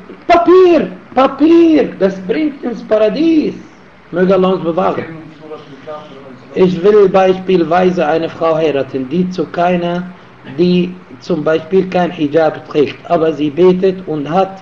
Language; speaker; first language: German; non-native, fluent; Arabic